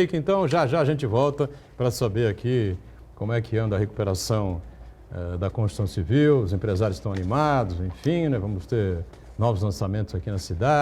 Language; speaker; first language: Portuguese; native; Portuguese